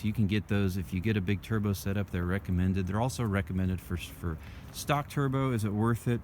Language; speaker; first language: English; native; English